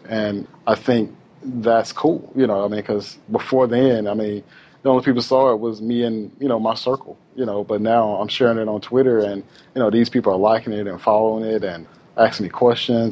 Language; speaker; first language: English; native; English